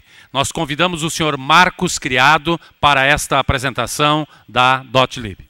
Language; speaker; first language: Portuguese; native; Portuguese